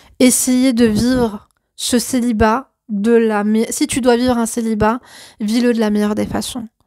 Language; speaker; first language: French; native; French